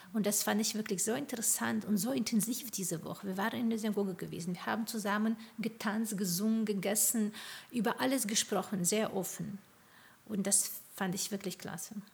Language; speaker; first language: German; non-native, fluent; Ukrainian